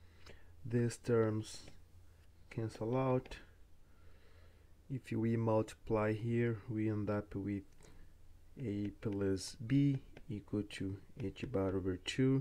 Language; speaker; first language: English; non-native, fluent; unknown